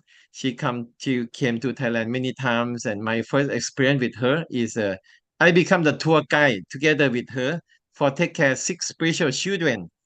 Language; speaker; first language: English; non-native, learner; Thai